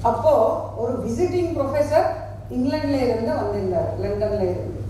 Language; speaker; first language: Tamil; non-native, local second language; Marathi